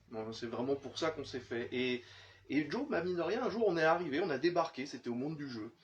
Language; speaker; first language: French; native; French